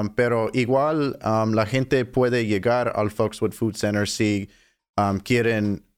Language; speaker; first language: Spanish; non-native, fluent; English